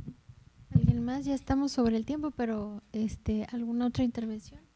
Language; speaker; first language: Spanish; native; Spanish